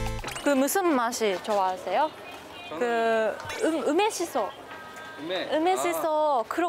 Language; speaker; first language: Korean; non-native, learner; Japanese